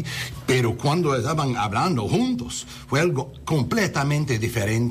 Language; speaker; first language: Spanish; non-native, learner; English